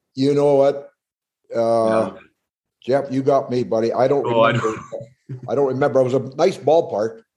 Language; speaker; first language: English; native; English